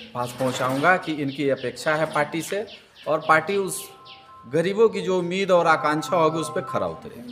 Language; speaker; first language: Hindi; native; Hindi